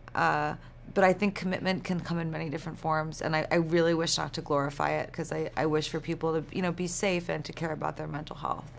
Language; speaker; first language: English; native; English